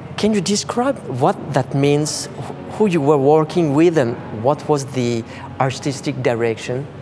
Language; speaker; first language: English; non-native, fluent; French